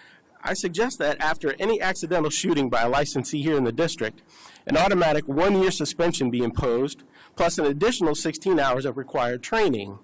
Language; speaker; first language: English; native; English